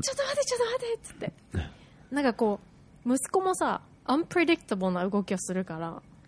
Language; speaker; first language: Japanese; early bilingual, heritage; Japanese